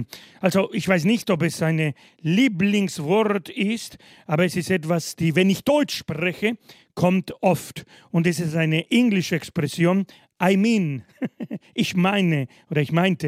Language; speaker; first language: German; non-native, fluent; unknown